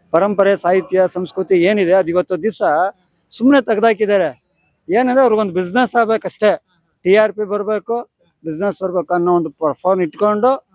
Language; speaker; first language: Kannada; native; Kannada